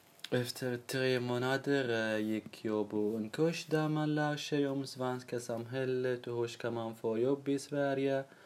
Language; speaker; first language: Swedish; non-native, learner; Arabic